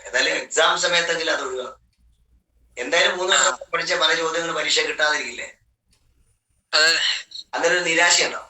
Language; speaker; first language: Malayalam; native; Malayalam